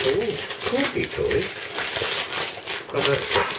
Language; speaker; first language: English; native; English